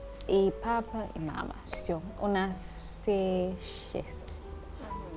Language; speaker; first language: Russian; non-native, learner; Shona